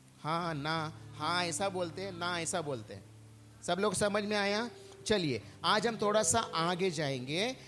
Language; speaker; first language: Hindi; non-native, local second language; Marathi